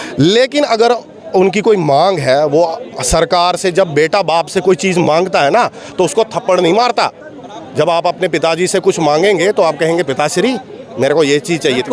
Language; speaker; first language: Hindi; native; Hindi